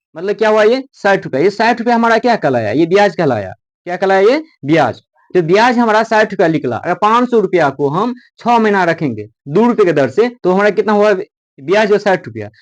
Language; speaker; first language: Hindi; native; Hindi